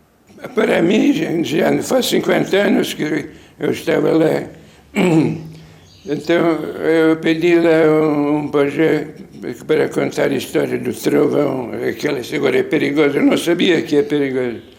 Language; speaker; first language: Portuguese; non-native, fluent; Lithuanian